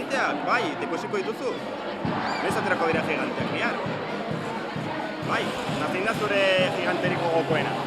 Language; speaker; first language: Basque; native; Basque